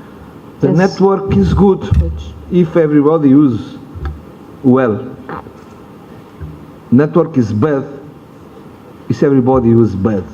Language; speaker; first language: English; non-native, learner; Portuguese